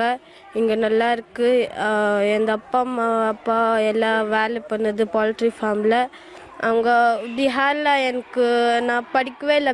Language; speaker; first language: Tamil; early bilingual, other home language; Hindi